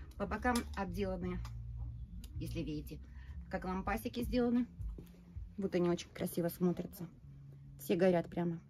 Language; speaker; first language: Russian; native; Russian